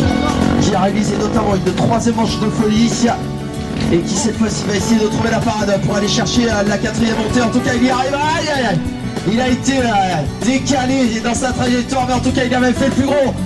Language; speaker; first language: French; native; French